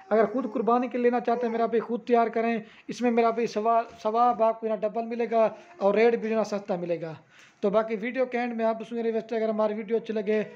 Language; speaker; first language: Urdu; non-native, local second language; Saraiki